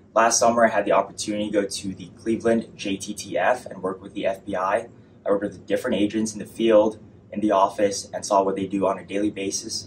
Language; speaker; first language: English; native; English